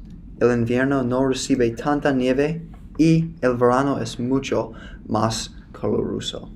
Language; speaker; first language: Spanish; non-native, learner; English